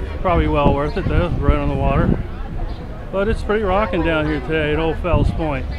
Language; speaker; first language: English; native; English